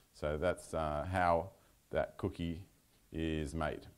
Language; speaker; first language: English; native; English